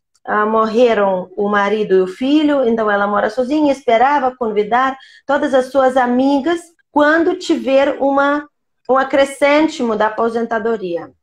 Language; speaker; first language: Portuguese; non-native, fluent; Russian